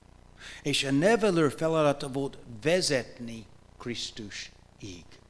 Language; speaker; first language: Hungarian; non-native, fluent; English